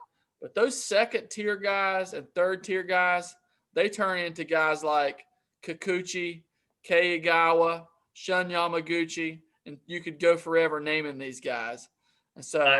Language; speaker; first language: English; native; English